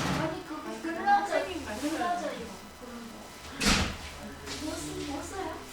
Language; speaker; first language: Korean; non-native, learner; Chinese